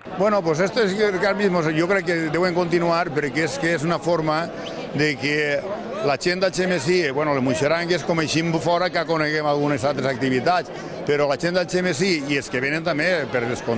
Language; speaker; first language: Catalan; native; Catalan